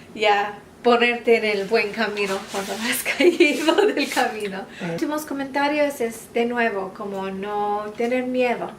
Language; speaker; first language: Spanish; non-native, fluent; English